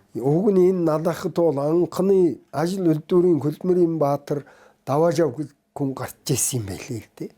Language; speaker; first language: Mongolian; non-native, local second language; Kazakh